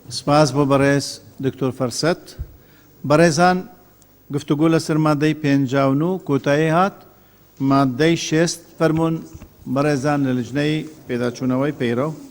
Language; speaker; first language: Central Kurdish; non-native, local second language; Kurdish